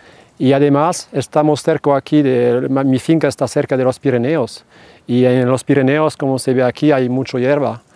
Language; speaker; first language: Spanish; non-native, fluent; French